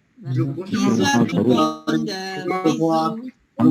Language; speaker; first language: French; non-native, fluent; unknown